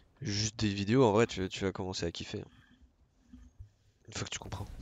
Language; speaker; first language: French; native; French